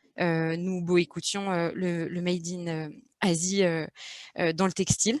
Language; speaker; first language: French; native; French